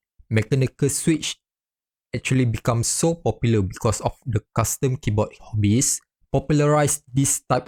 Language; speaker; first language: English; non-native, fluent; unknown